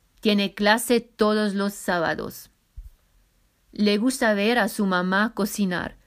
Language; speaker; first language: Spanish; non-native, fluent; German